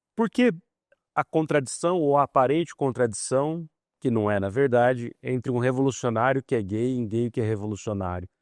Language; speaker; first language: Portuguese; native; Portuguese